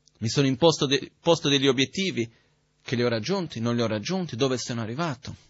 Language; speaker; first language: Italian; native; Italian